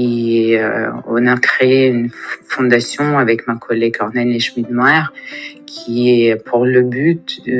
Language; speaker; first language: French; non-native, fluent; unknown